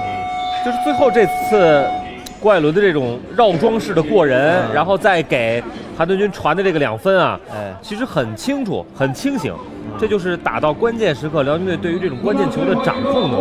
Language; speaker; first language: Chinese; native; Chinese